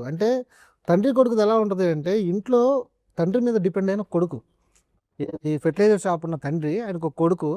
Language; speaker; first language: Telugu; native; Telugu